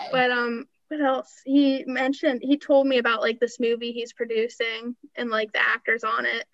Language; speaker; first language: English; native; English